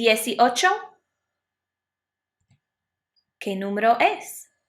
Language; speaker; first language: Spanish; non-native, fluent; English